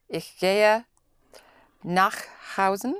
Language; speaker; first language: German; non-native, learner; English